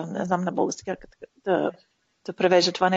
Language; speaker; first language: Bulgarian; early bilingual, heritage; Bulgarian